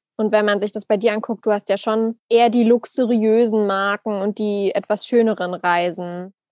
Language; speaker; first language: German; native; German